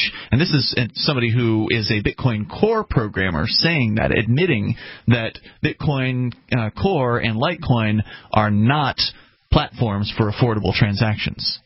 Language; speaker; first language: English; native; English